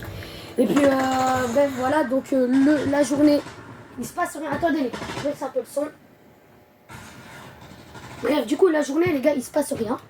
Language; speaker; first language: French; native; French